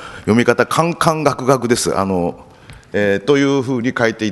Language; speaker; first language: Japanese; native; Japanese